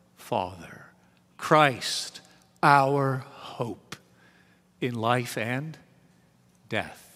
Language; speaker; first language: English; native; English